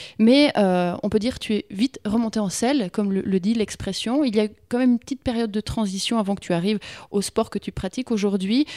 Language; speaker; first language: French; native; French